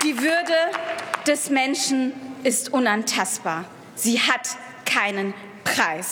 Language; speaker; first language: German; early bilingual, other home language; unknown